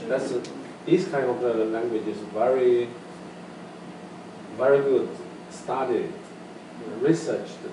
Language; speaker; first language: English; non-native, learner; Chinese